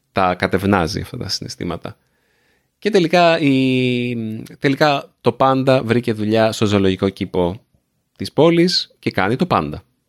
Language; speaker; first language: Greek; native; Greek